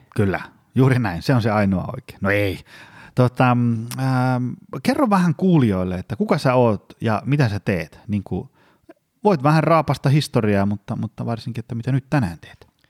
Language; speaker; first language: Finnish; native; Finnish